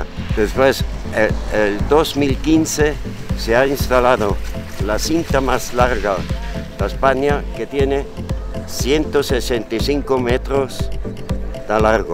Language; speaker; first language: Spanish; non-native, fluent; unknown